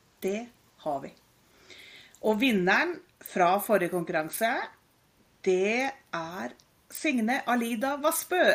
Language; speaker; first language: Norwegian; native; Norwegian